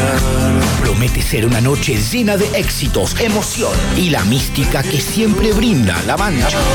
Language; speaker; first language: Spanish; native; Spanish